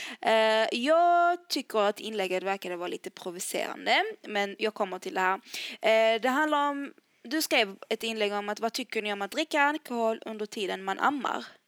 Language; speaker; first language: Swedish; early bilingual, other home language; Arabic